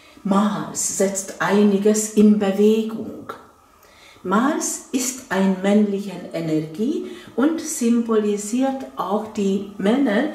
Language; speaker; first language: German; non-native, fluent; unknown